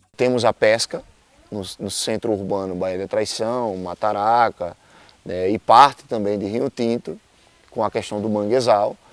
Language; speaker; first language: Portuguese; native; Portuguese